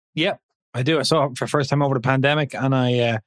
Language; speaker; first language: English; native; English